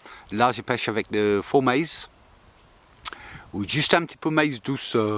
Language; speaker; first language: French; non-native, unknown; English